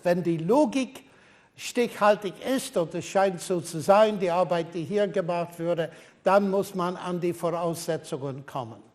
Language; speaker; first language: German; non-native, fluent; English